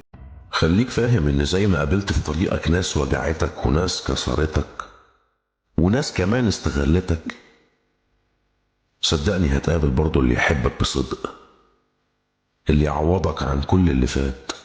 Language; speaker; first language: Arabic; native; Arabic